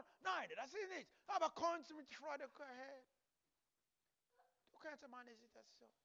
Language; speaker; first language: German; non-native, learner; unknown